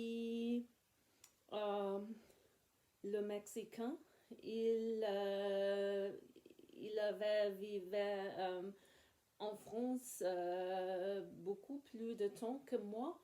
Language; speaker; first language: French; non-native, learner; English